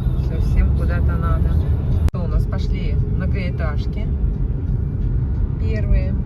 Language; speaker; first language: Russian; native; Russian